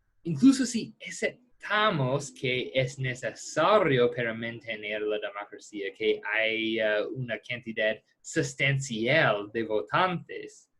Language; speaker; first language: Spanish; non-native, fluent; English